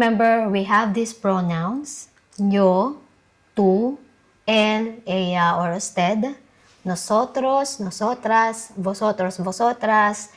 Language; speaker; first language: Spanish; non-native, learner; Filipino